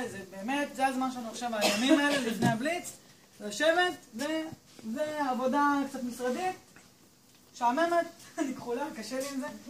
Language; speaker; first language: Hebrew; native; Hebrew